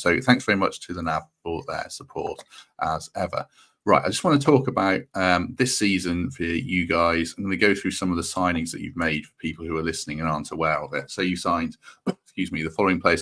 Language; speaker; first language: English; native; English